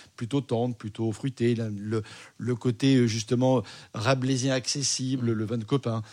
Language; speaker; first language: French; native; French